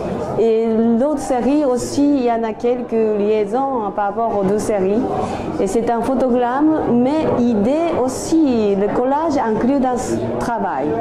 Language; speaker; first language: French; non-native, learner; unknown